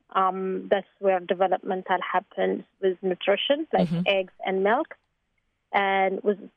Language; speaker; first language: English; non-native, fluent; Tigrinya